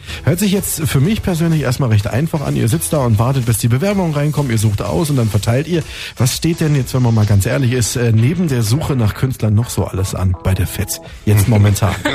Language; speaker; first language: German; native; German